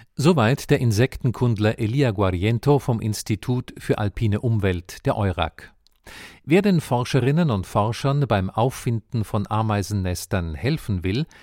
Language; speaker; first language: German; native; German